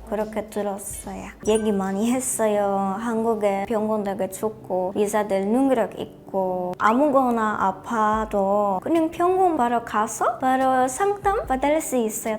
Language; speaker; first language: Korean; non-native, learner; Polish